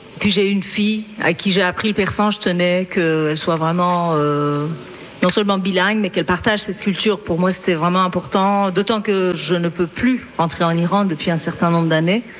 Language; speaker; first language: French; non-native, fluent; Persian